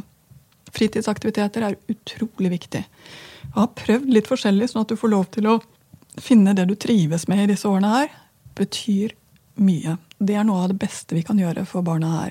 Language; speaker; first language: Norwegian; native; Norwegian